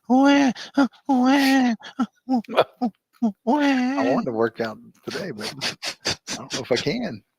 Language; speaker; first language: English; native; English